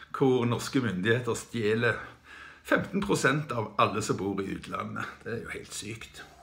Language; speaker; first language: Norwegian; native; Norwegian